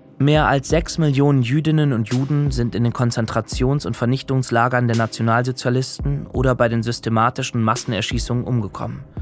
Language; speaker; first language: German; native; German